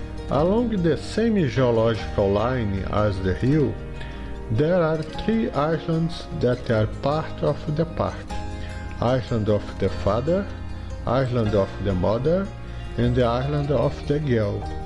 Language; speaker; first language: English; non-native, fluent; Portuguese